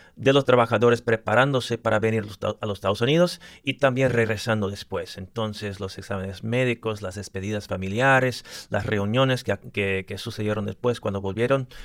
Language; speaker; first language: Spanish; early bilingual, other home language; English